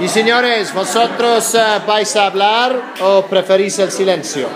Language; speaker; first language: Spanish; non-native, fluent; English